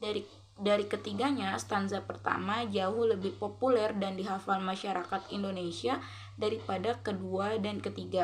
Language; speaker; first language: Indonesian; native; Indonesian